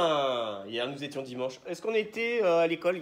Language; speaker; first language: French; native; French